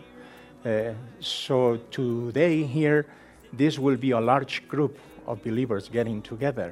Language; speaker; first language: English; non-native, fluent; Spanish